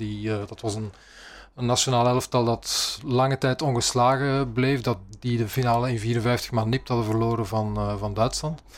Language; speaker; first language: Dutch; native; Dutch